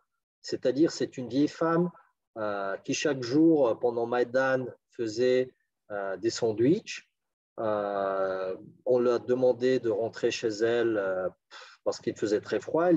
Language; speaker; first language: French; non-native, fluent; Ukrainian